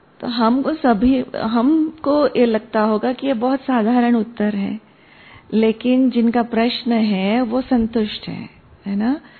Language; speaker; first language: Hindi; native; Hindi